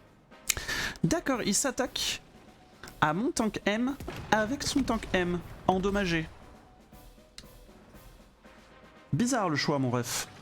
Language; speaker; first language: French; native; French